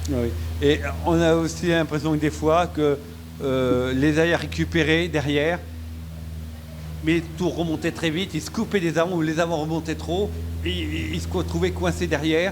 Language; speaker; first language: French; native; French